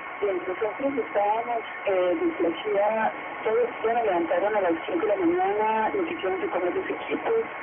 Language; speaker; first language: Spanish; native; Spanish